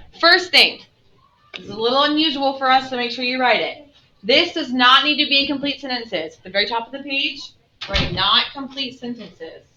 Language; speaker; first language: English; native; English